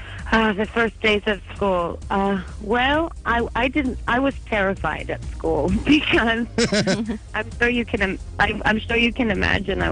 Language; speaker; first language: English; native; English